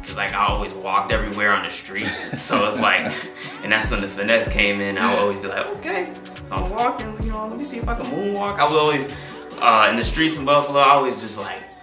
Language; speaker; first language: English; native; English